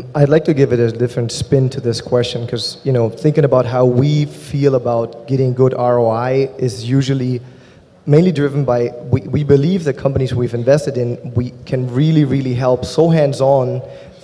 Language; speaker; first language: English; non-native, fluent; German